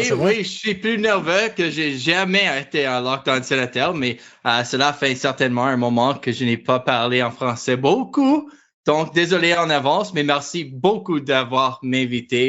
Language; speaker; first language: French; non-native, learner; English